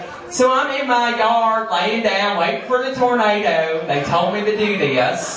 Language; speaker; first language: English; native; English